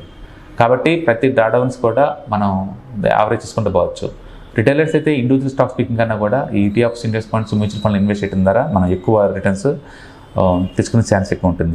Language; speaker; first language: Telugu; native; Telugu